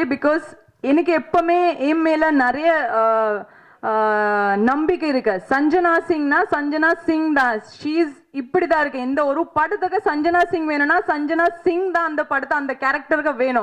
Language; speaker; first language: Tamil; non-native, learner; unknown